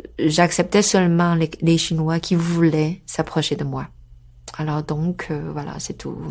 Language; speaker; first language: French; non-native, fluent; Chinese